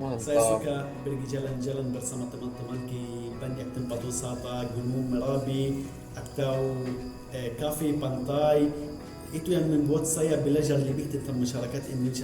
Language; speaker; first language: Indonesian; non-native, fluent; Arabic